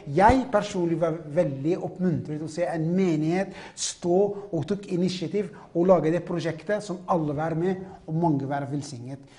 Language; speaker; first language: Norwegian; non-native, fluent; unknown